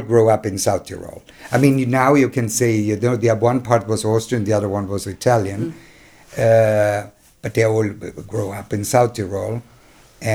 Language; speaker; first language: English; non-native, fluent; German